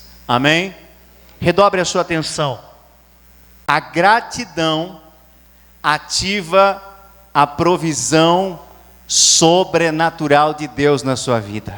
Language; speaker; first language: Portuguese; native; Portuguese